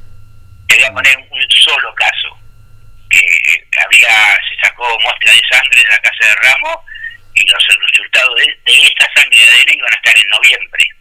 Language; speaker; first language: Spanish; native; Spanish